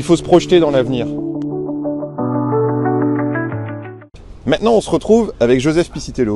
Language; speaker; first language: French; native; French